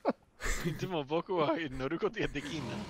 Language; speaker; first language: Japanese; non-native, learner; English